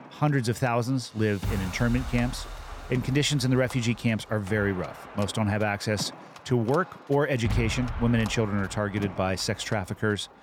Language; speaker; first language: English; native; English